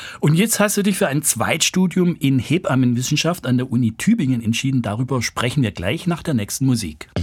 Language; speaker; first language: German; native; German